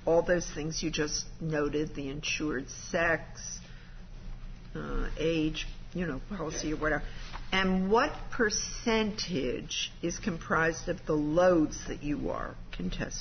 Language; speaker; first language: English; native; English